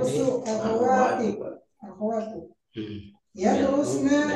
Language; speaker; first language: Arabic; non-native, learner; Indonesian